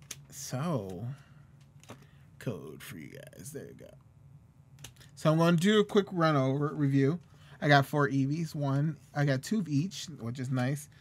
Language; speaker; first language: English; native; English